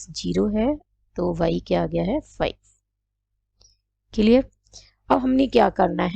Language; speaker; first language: Hindi; native; Hindi